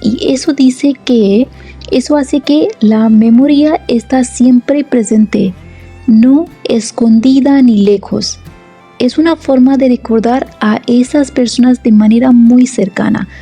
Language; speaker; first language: Spanish; non-native, fluent; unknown